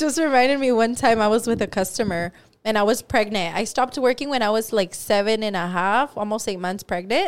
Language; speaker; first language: English; early bilingual, other home language; Spanish